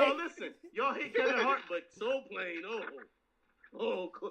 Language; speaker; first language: English; native; English